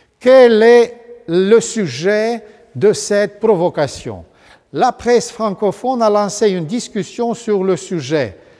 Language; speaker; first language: French; non-native, fluent; Romanian